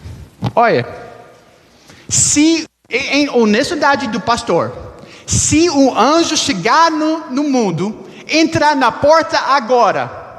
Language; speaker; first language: Portuguese; non-native, learner; English